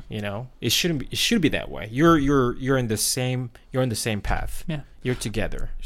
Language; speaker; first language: English; non-native, fluent; Korean